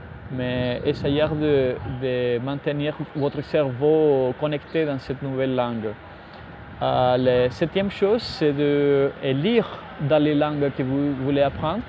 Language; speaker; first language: French; non-native, fluent; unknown